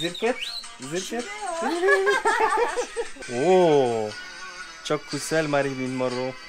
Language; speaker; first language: Turkish; non-native, learner; French